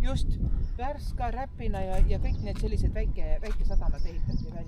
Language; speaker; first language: Estonian; non-native, local second language; Russian